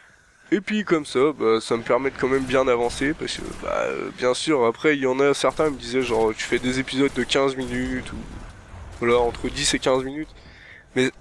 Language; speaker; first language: French; native; French